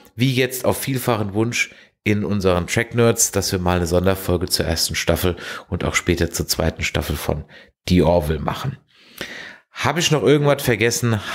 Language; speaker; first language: German; native; German